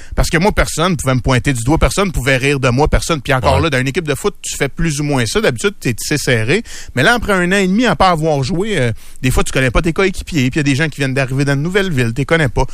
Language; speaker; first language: French; native; French